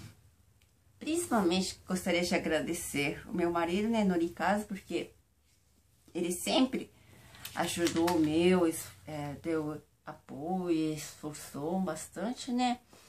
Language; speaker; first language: Portuguese; non-native, fluent; Japanese